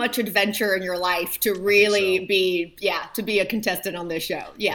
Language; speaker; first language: English; early bilingual, other home language; Polish